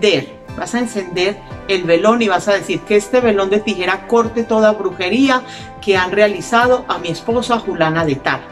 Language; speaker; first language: Spanish; native; Spanish